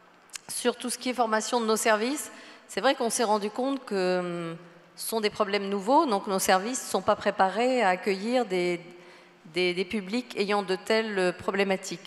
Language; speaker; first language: French; native; French